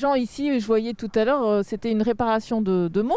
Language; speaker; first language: French; native; French